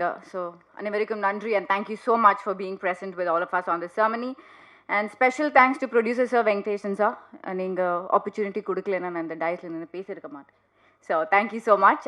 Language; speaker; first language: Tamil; non-native, learner; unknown